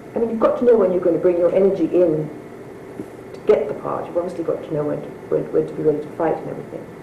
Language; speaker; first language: English; native; English